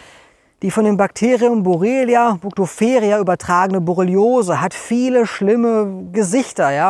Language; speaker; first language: German; native; German